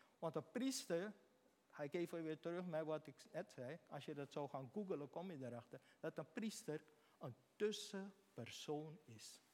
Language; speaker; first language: Dutch; native; Dutch